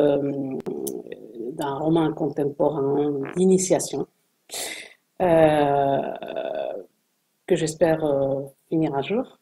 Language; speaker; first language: French; non-native, fluent; Spanish